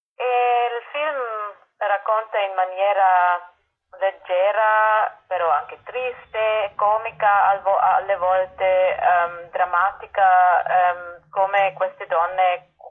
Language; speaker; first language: Italian; non-native, fluent; German